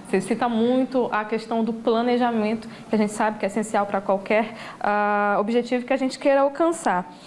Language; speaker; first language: Portuguese; native; Portuguese